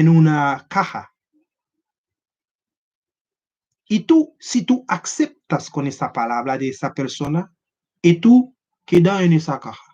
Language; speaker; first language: Spanish; non-native, learner; Haitian Creole